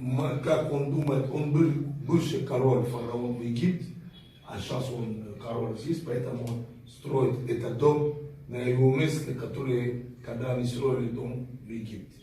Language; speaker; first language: Russian; non-native, fluent; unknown